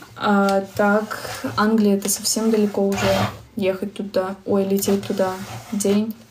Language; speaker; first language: Russian; native; Russian